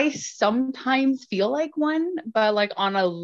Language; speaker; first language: English; native; English